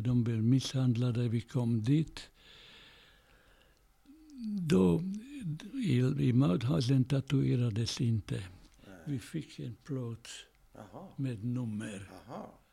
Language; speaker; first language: Swedish; non-native, fluent; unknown